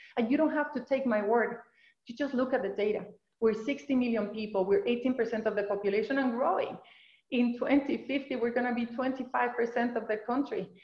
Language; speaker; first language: English; non-native, fluent; Spanish